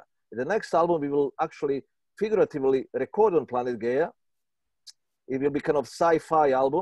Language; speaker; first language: English; non-native, fluent; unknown